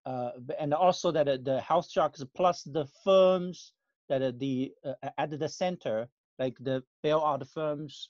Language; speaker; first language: English; non-native, fluent; Chinese